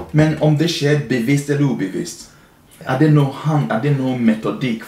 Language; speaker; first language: Norwegian; non-native, fluent; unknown